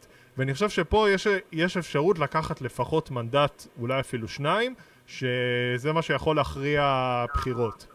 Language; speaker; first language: Hebrew; native; Hebrew